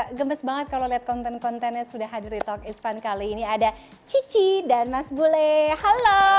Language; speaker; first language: Indonesian; native; Indonesian